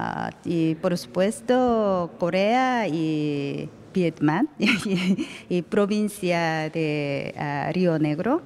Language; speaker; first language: Spanish; non-native, learner; Korean